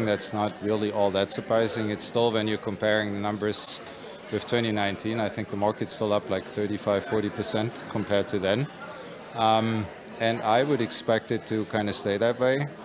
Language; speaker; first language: English; non-native, fluent; German